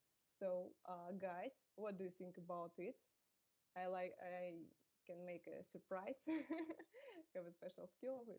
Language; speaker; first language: English; non-native, fluent; Russian